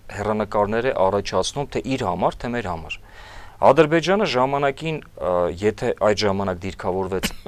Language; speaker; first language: Armenian; native; Armenian